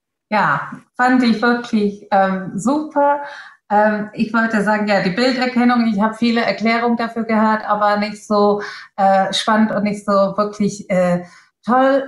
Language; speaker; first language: German; non-native, fluent; English